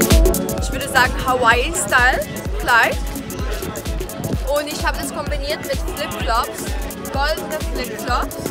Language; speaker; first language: German; non-native, fluent; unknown